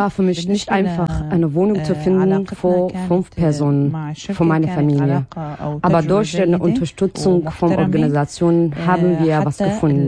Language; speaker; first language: German; non-native, learner; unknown